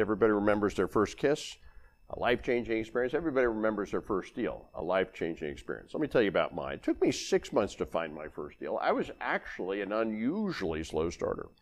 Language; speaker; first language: English; native; English